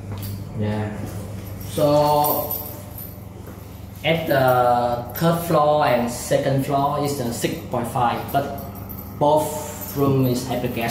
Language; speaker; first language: English; non-native, learner; Vietnamese